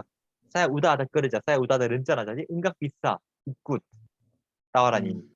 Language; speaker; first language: Indonesian; non-native, fluent; Korean